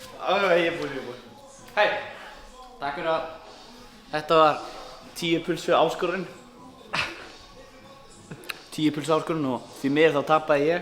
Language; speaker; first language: Icelandic; non-native, fluent; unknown